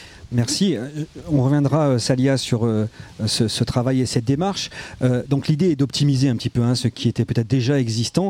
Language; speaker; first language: French; native; French